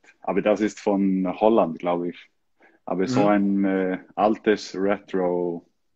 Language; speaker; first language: German; non-native, learner; Icelandic